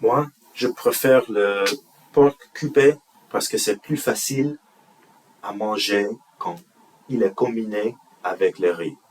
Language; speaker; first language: French; non-native, learner; English